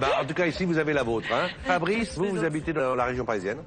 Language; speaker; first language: French; native; French